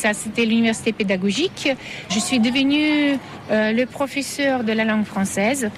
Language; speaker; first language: French; non-native, fluent; Russian